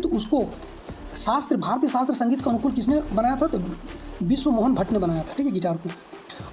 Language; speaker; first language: Hindi; native; Hindi